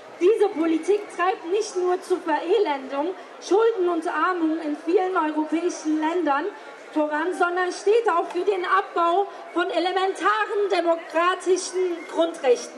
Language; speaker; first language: German; early bilingual, other home language; Turkish